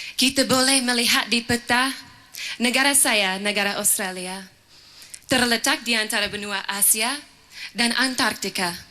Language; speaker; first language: Malay; non-native, fluent; English